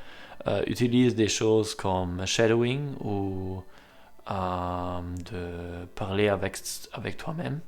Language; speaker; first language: French; non-native, learner; German